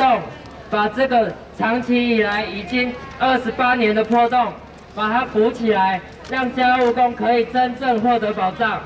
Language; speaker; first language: Chinese; native; Chinese